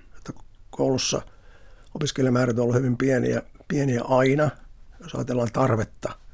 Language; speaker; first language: Finnish; native; Finnish